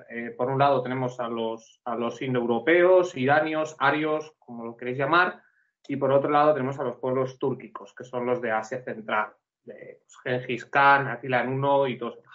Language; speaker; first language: Spanish; native; Spanish